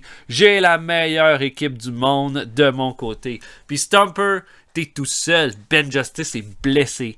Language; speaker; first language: French; native; French